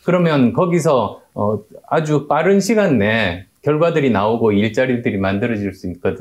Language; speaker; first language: Korean; native; Korean